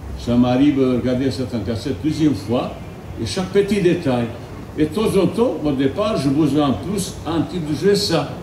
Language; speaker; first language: French; non-native, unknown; Bosnian